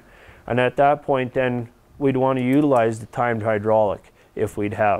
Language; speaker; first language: English; native; English